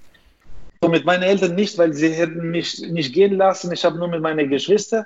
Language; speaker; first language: German; non-native, fluent; Albanian